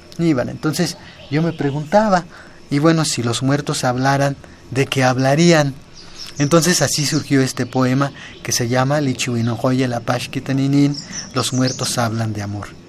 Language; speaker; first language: Spanish; non-native, local second language; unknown